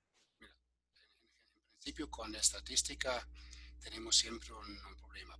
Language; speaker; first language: Spanish; non-native, fluent; German